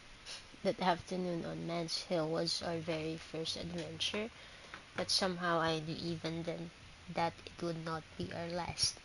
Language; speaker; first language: English; non-native, local second language; Filipino